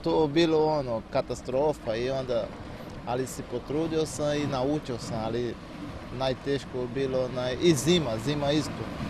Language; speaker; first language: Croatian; non-native, learner; Portuguese